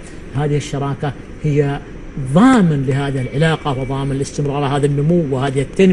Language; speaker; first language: Arabic; native; Arabic